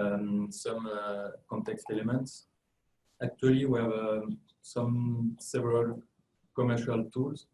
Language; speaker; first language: English; non-native, fluent; French